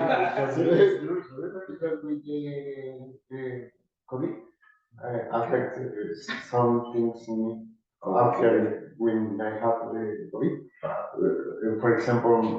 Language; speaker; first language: English; non-native, learner; Spanish